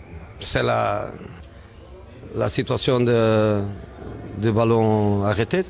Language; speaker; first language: French; non-native, fluent; Portuguese